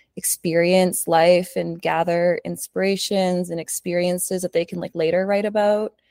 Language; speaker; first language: English; early bilingual, other home language; Spanish